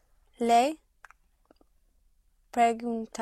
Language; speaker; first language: Spanish; non-native, learner; English